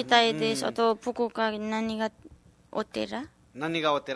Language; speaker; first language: Japanese; non-native, learner; Nepali